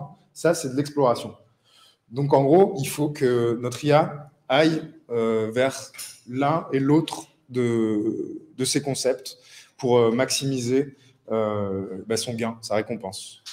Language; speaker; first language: French; native; French